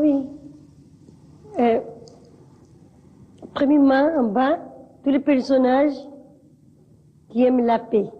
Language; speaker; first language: French; non-native, fluent; Spanish